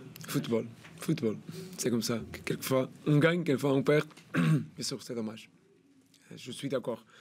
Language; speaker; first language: French; non-native, learner; Portuguese